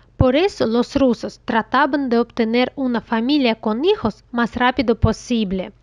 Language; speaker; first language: Spanish; non-native, learner; Russian